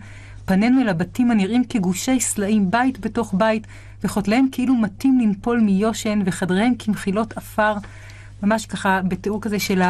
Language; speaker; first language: Hebrew; native; Hebrew